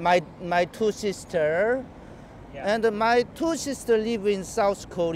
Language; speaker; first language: English; non-native, learner; Korean